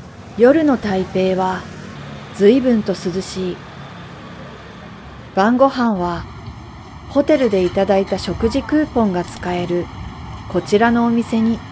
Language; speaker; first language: Japanese; native; Japanese